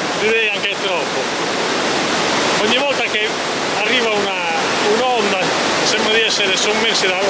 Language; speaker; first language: Italian; native; Italian